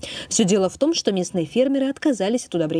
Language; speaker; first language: Russian; native; Russian